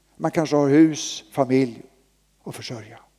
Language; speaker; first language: Swedish; native; Swedish